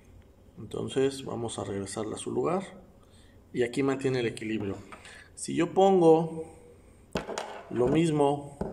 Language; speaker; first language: Spanish; native; Spanish